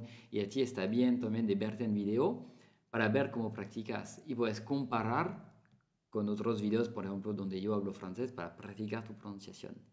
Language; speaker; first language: Spanish; non-native, fluent; French